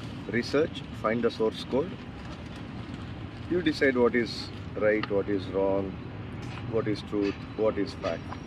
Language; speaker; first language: English; non-native, local second language; Telugu